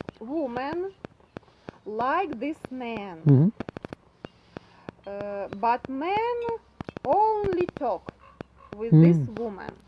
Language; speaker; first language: English; non-native, learner; Russian